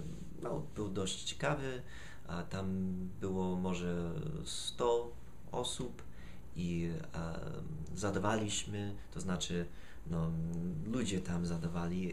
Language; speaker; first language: Polish; non-native, fluent; English